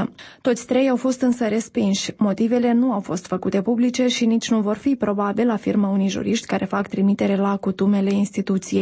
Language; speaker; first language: Romanian; native; Romanian